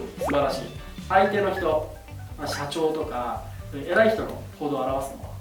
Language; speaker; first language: Japanese; native; Japanese